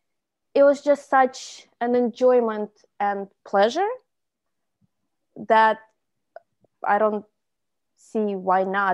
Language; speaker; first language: English; non-native, fluent; Russian